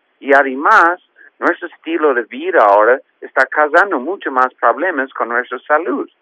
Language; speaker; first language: Spanish; non-native, fluent; English